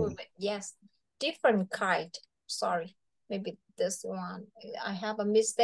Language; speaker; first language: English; non-native, fluent; Vietnamese